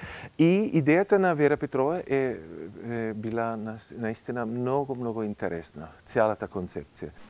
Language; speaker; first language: Bulgarian; non-native, fluent; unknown